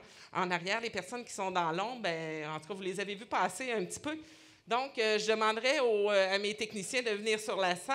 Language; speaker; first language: French; native; French